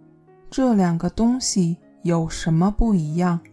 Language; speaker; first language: Chinese; non-native, learner; English